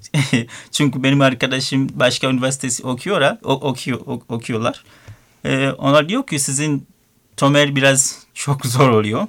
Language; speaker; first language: Turkish; non-native, learner; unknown